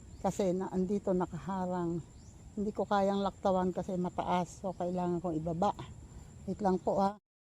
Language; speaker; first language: Filipino; native; Filipino